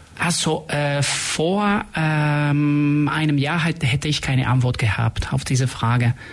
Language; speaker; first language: German; non-native, fluent; Spanish